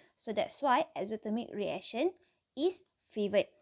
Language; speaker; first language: English; non-native, local second language; Malay